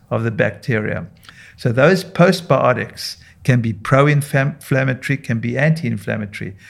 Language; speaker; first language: English; native; English